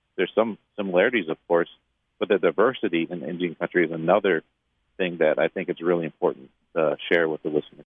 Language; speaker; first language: English; native; English